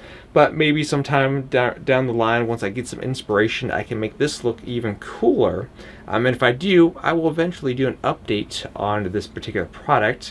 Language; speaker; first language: English; native; English